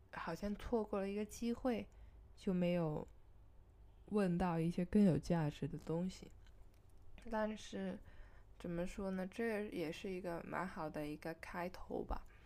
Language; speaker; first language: Chinese; non-native, local second language; Cantonese